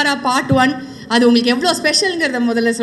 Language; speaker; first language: Tamil; native; Tamil